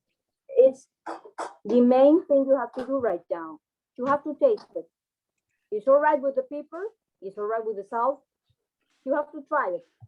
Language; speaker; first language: English; non-native, fluent; Spanish